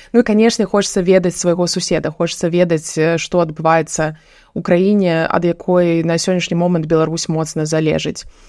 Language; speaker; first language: Belarusian; non-native, local second language; Russian